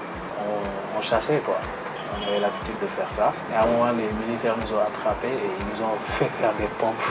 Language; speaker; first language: French; non-native, local second language; Wolof